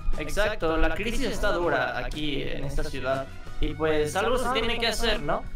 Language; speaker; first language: Spanish; native; Spanish